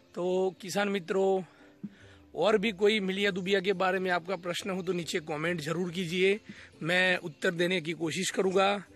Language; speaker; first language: Hindi; non-native, local second language; Gujarati